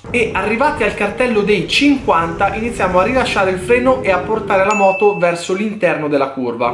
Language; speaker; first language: Italian; native; Italian